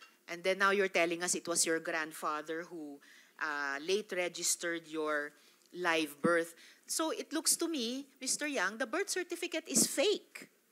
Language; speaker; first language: English; non-native, local second language; Filipino